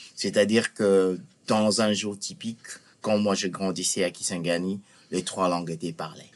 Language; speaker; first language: French; non-native, local second language; Lingala